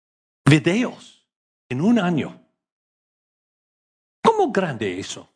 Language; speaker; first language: Spanish; non-native, learner; English